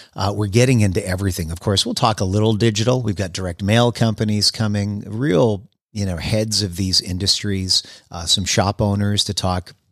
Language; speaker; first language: English; native; English